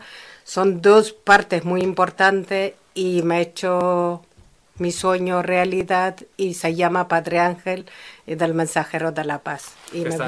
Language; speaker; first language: Spanish; non-native, fluent; Amharic